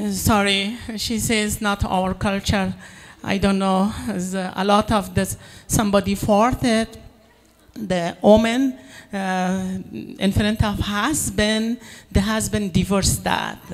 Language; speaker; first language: English; non-native, learner; Persian